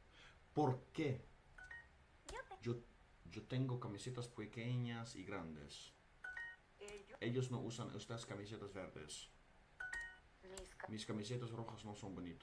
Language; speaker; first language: Spanish; non-native, learner; Dutch